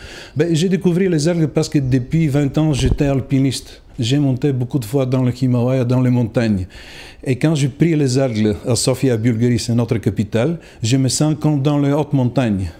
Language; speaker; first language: French; non-native, fluent; Bulgarian